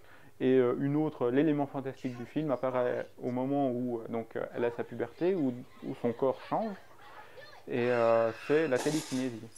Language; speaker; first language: French; native; French